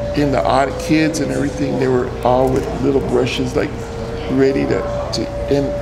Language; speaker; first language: English; early bilingual, other home language; Spanish